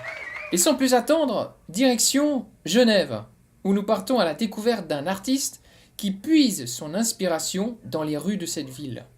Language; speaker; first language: French; native; French